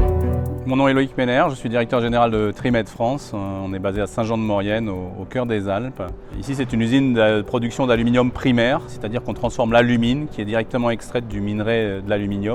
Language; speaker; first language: French; native; French